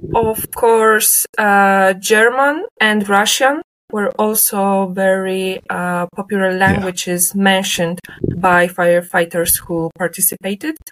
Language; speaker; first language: English; non-native, fluent; Polish